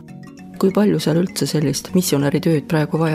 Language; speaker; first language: Estonian; native; Estonian